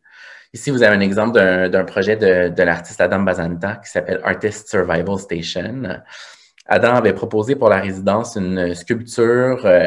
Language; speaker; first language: French; native; French